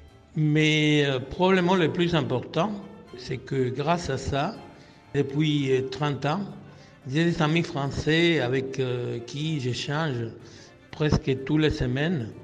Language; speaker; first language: French; non-native, fluent; Spanish